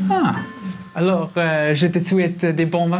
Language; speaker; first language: French; non-native, local second language; German